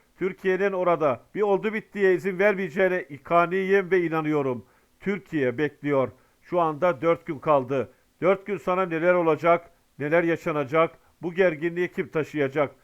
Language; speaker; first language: Turkish; native; Turkish